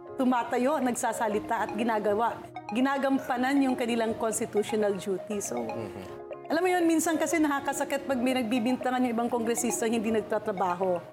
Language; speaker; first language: Filipino; non-native, local second language; Cebuano